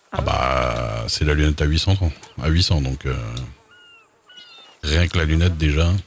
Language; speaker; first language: French; native; French